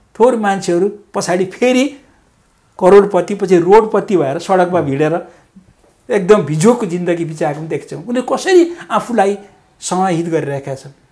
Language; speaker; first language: Nepali; non-native, local second language; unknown